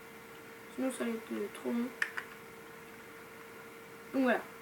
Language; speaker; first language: French; native; French